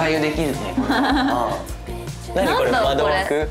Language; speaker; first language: Japanese; native; Japanese